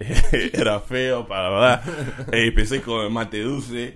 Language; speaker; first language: Spanish; non-native, learner; English